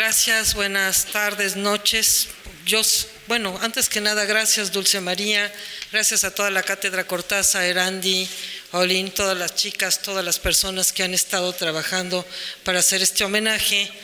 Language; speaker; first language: Spanish; native; Spanish